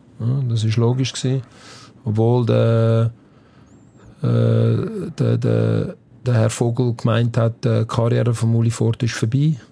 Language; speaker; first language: German; early bilingual, other home language; Italian